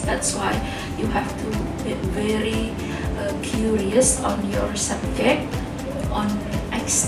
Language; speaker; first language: English; non-native, fluent; Indonesian